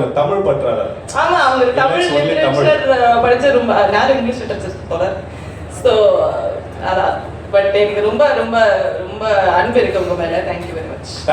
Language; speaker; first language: Tamil; non-native, learner; Malayalam